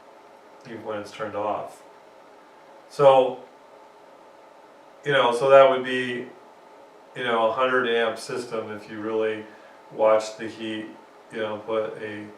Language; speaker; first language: English; native; English